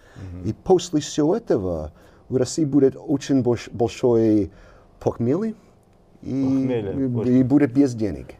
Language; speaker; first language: Russian; non-native, fluent; English